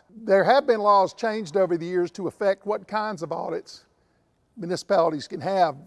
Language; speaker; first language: English; native; English